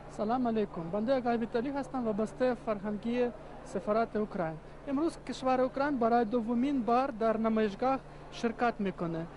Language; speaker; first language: Persian; non-native, learner; Ukrainian